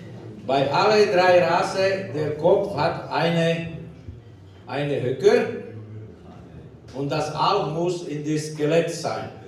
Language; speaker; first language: German; non-native, learner; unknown